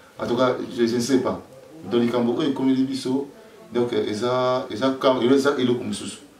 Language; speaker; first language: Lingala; native; Lingala